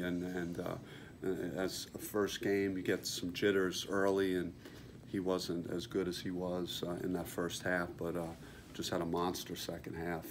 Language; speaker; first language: English; native; English